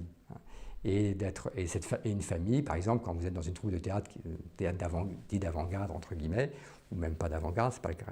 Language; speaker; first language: French; native; French